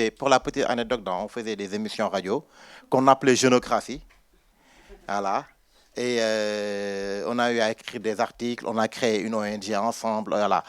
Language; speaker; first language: French; non-native, local second language; Wolof